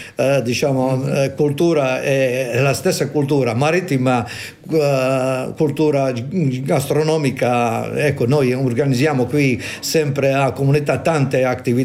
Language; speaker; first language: Italian; non-native, fluent; Croatian